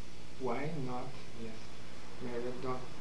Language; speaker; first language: English; non-native, learner; Portuguese